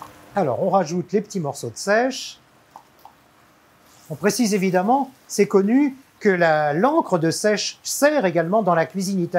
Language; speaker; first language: French; native; French